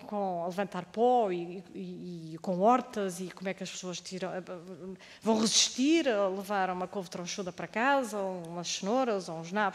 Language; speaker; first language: Portuguese; native; Portuguese